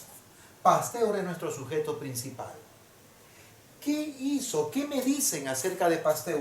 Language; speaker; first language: Spanish; native; Spanish